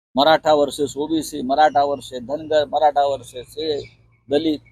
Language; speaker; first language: Hindi; non-native, local second language; Marathi